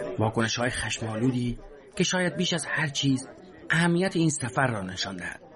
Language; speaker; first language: Persian; native; Persian